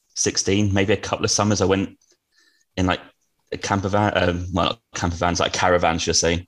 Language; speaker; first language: English; native; English